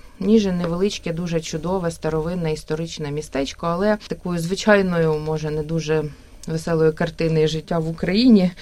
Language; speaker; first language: Ukrainian; native; Ukrainian